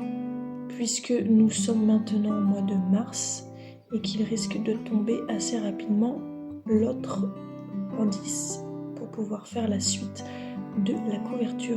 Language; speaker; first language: French; native; French